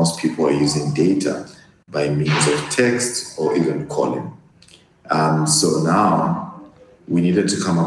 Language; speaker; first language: English; non-native, local second language; Bemba